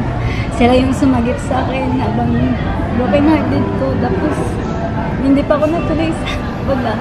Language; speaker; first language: Filipino; non-native, local second language; Cebuano